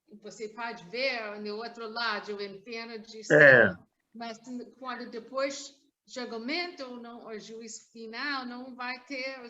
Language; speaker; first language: Portuguese; non-native, learner; English